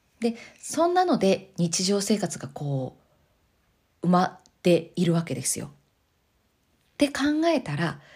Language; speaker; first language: Japanese; native; Japanese